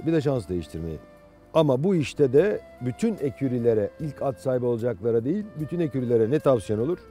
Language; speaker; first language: Turkish; native; Turkish